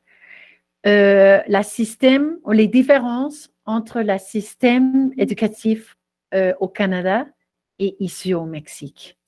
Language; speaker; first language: French; non-native, fluent; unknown